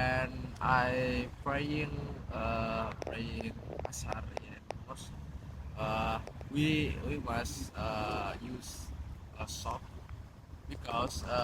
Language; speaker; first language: English; non-native, learner; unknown